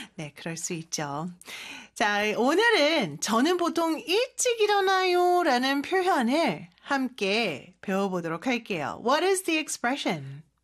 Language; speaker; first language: Korean; native; Korean